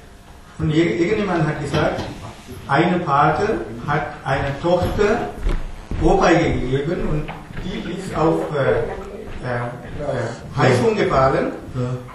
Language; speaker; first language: German; non-native, fluent; Tamil